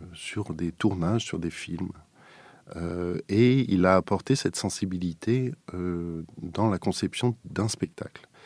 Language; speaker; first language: French; native; French